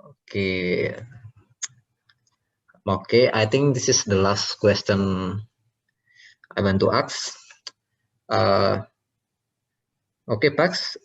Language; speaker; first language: English; non-native, learner; Indonesian